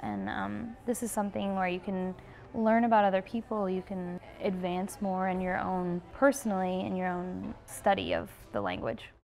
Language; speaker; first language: English; native; English